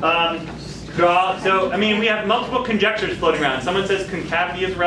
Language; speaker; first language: English; native; English